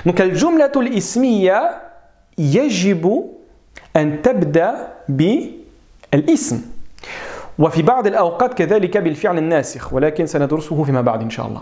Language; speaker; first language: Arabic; non-native, fluent; French